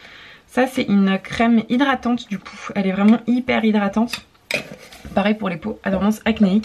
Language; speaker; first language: French; native; French